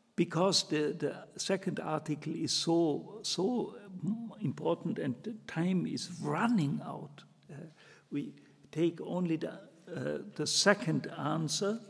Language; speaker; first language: English; non-native, fluent; German